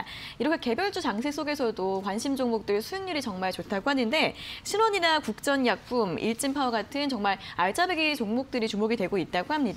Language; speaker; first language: Korean; native; Korean